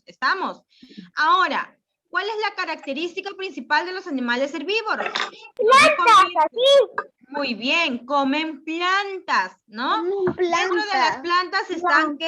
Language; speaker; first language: Spanish; native; Spanish